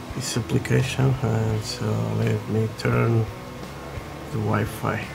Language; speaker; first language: English; non-native, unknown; Portuguese